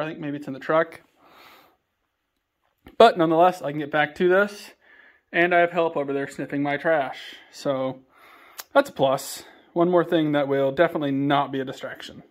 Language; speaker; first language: English; native; English